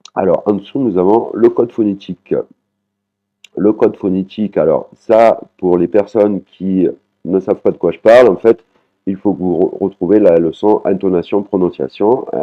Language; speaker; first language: French; native; French